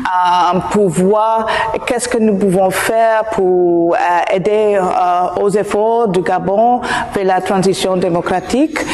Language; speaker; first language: French; non-native, fluent; English